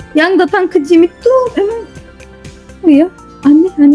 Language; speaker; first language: Indonesian; non-native, fluent; Turkish